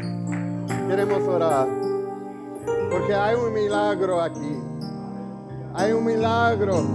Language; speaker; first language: Spanish; early bilingual, heritage; English